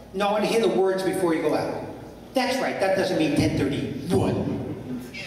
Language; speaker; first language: English; native; English